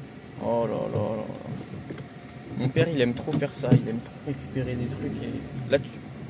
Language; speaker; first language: French; native; French